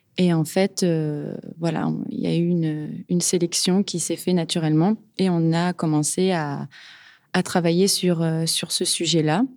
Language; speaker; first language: French; native; French